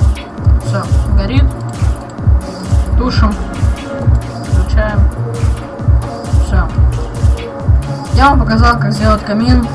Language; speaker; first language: Russian; native; Russian